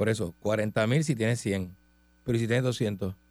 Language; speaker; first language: Spanish; native; Spanish